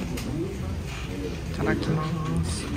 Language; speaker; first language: Japanese; native; Japanese